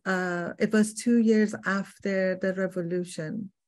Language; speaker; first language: English; non-native, fluent; Persian